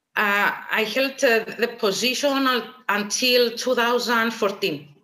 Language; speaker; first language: English; non-native, fluent; Greek